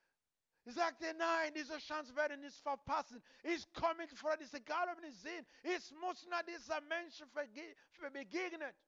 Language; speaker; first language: German; non-native, learner; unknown